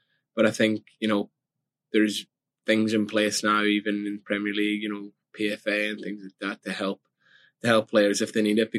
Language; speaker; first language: English; native; English